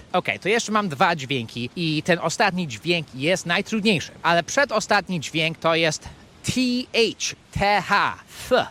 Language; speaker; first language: Polish; non-native, fluent; English